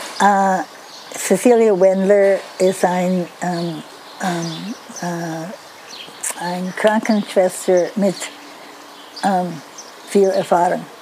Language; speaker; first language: German; non-native, learner; Dutch